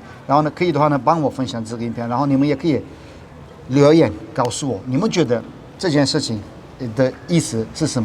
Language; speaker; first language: Chinese; non-native, fluent; Turkish